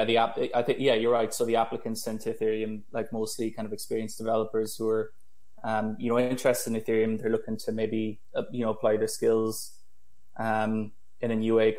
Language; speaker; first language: English; native; English